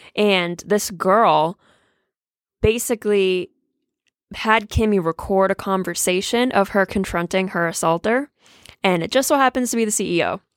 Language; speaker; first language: English; native; English